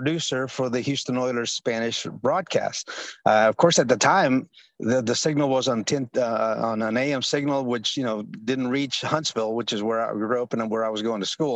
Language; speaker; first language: English; early bilingual, other home language; Spanish